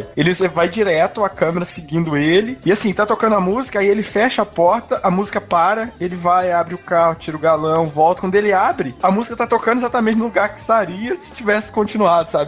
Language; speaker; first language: Portuguese; native; Portuguese